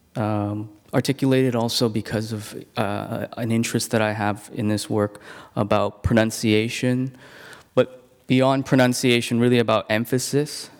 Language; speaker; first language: English; non-native, local second language; Cantonese